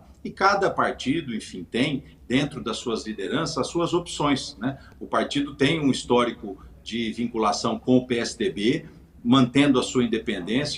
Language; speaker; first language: Portuguese; native; Portuguese